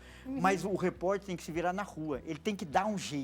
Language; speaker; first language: Portuguese; native; Portuguese